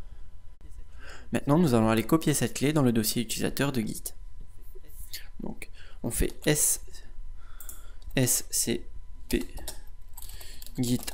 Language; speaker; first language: French; native; French